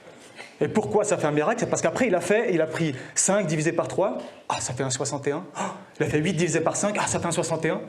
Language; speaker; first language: French; native; French